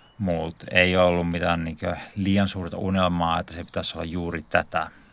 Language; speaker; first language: Finnish; native; Finnish